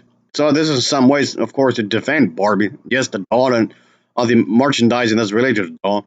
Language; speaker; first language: English; native; English